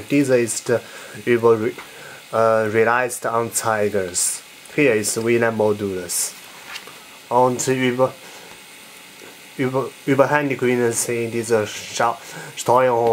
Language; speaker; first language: German; non-native, learner; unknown